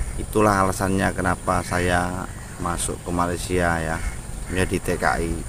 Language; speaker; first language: Indonesian; non-native, local second language; Javanese